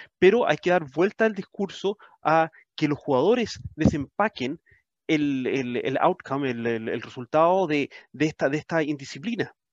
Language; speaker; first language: Spanish; early bilingual, heritage; Spanish